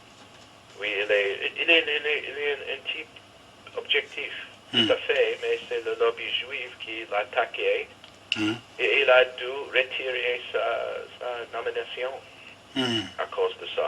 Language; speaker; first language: French; non-native, fluent; English